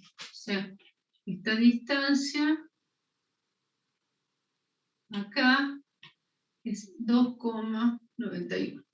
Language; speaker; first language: Spanish; native; Spanish